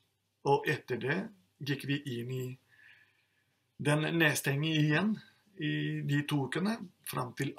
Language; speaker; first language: Norwegian; non-native, fluent; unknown